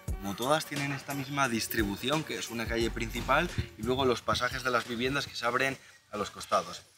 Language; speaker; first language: Spanish; native; Spanish